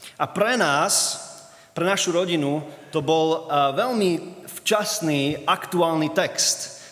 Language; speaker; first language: Slovak; early bilingual, other home language; English